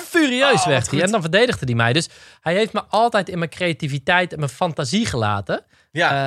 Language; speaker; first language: Dutch; native; Dutch